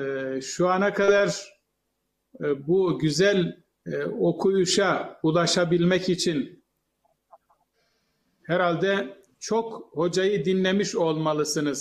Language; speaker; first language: Turkish; native; Turkish